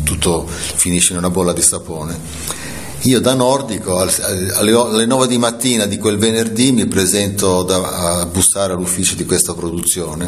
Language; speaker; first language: Italian; native; Italian